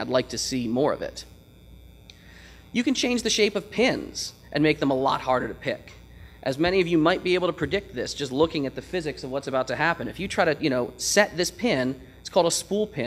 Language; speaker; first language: English; native; English